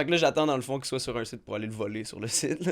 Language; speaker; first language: French; native; French